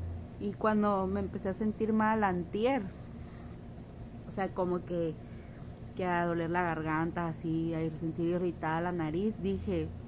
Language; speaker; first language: Spanish; native; Spanish